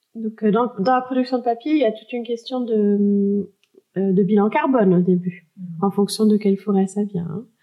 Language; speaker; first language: French; early bilingual, heritage; French